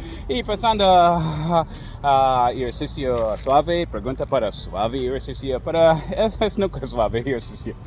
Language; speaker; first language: Spanish; non-native, learner; English